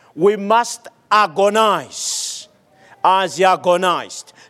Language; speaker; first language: English; non-native, fluent; Malagasy